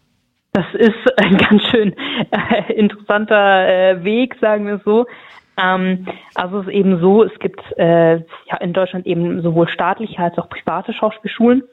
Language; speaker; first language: German; native; German